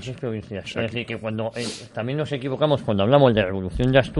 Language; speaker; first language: Spanish; native; Spanish